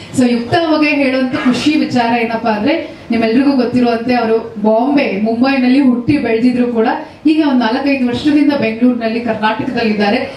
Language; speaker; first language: Kannada; native; Kannada